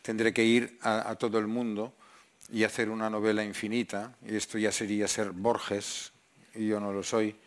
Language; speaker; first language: Spanish; non-native, local second language; Catalan